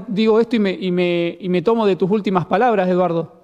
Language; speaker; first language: Spanish; native; Spanish